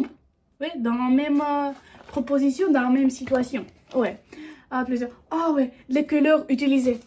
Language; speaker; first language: French; non-native, learner; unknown